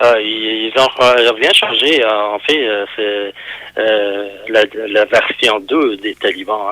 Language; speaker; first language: French; non-native, fluent; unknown